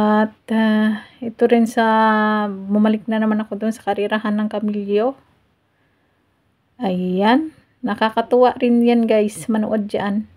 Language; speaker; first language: Filipino; native; Filipino